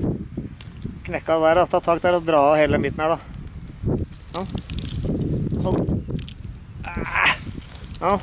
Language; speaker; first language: Norwegian; native; Norwegian